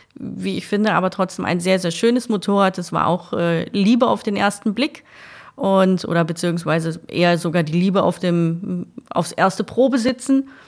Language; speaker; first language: German; native; German